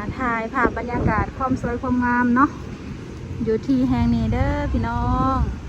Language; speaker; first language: Thai; native; Thai